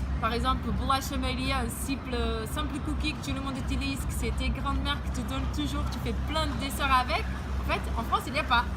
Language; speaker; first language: French; non-native, fluent; Portuguese